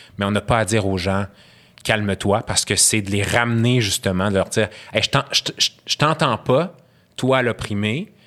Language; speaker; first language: French; early bilingual, other home language; Arabic